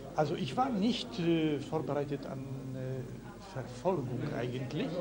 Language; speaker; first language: German; non-native, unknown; Polish